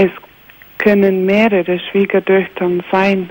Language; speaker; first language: German; non-native, fluent; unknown